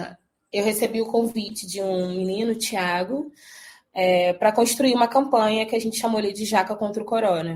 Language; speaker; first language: Portuguese; native; Portuguese